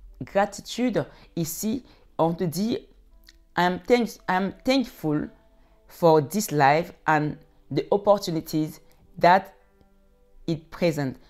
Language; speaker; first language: English; non-native, learner; French